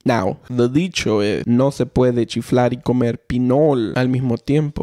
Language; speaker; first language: Spanish; early bilingual, heritage; Spanish